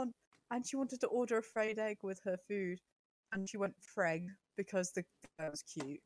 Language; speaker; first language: English; native; English